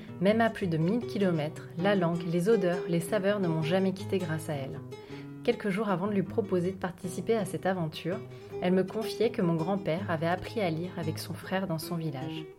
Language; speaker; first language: French; native; French